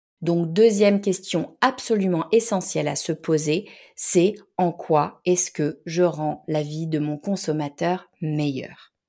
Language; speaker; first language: French; native; French